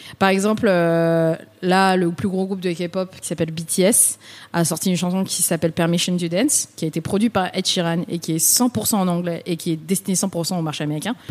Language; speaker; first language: French; early bilingual, other home language; Vietnamese